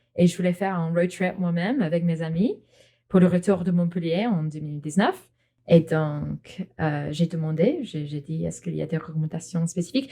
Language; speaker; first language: French; non-native, fluent; English